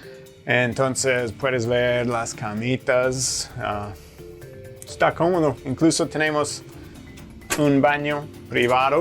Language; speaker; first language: Spanish; non-native, fluent; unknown